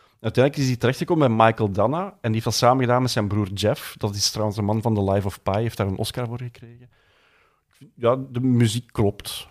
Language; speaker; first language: Dutch; native; Dutch